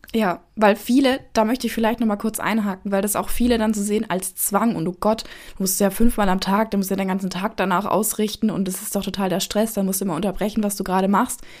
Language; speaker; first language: German; native; German